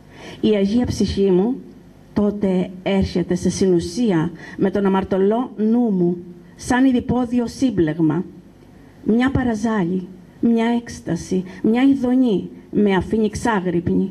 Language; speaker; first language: Greek; native; Greek